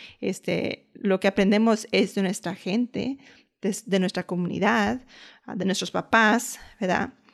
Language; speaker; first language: Spanish; early bilingual, heritage; Spanish